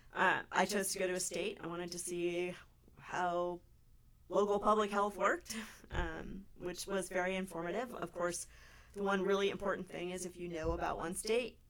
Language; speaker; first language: English; native; English